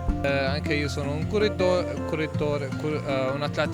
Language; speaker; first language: Italian; non-native, learner; Arabic